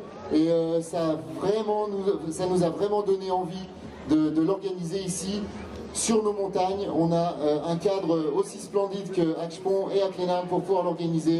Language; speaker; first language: French; native; French